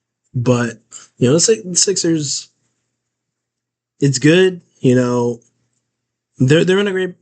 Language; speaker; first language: English; native; English